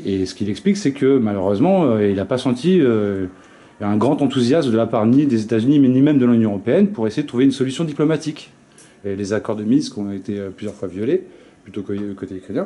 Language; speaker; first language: French; native; French